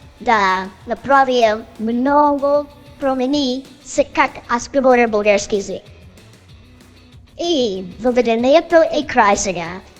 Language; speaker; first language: Bulgarian; non-native, learner; Chinese